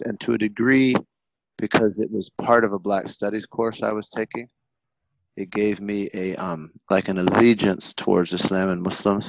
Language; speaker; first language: English; native; English